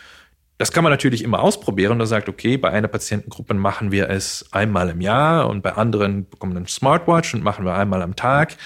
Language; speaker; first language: German; non-native, fluent; Dutch